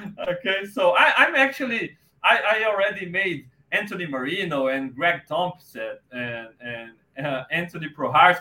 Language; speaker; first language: English; non-native, fluent; Portuguese